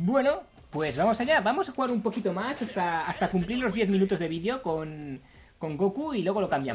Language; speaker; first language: Spanish; native; Spanish